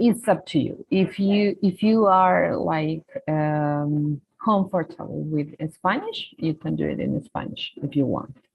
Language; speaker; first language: English; non-native, fluent; Spanish